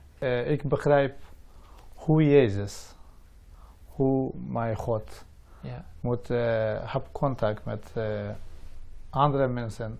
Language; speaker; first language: Dutch; non-native, learner; Persian